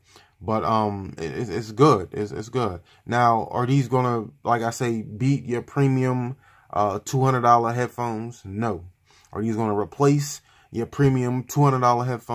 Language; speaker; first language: English; native; English